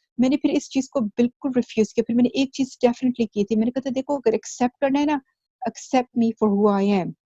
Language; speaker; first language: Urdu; early bilingual, heritage; Urdu